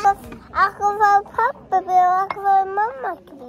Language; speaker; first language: Icelandic; early bilingual, heritage; Icelandic